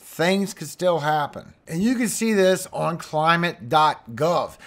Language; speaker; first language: English; native; English